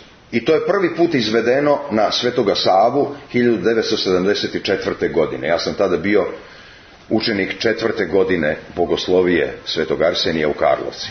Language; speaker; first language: Serbian; native; Serbian